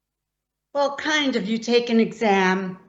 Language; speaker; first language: English; native; English